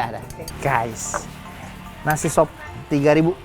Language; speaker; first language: Indonesian; native; Indonesian